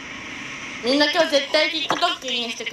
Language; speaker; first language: Japanese; native; Japanese